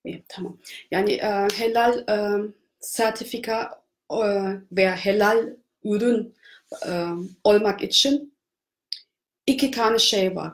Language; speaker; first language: Turkish; non-native, fluent; German